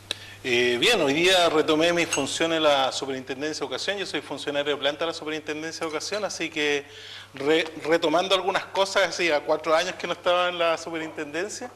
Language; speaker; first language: Spanish; native; Spanish